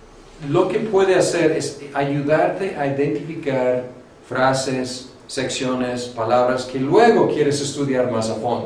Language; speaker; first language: Spanish; non-native, fluent; English